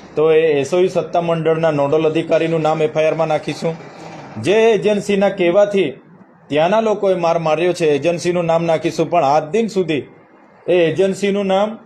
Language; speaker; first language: Gujarati; non-native, local second language; Vasavi